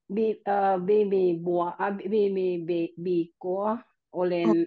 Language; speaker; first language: Finnish; non-native, learner; Filipino